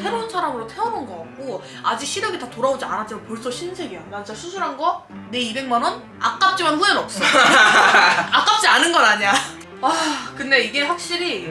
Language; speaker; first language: Korean; native; Korean